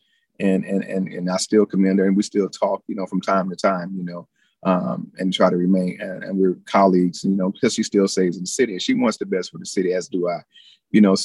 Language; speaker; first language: English; native; English